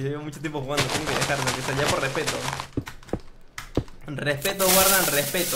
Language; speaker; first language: Spanish; native; Spanish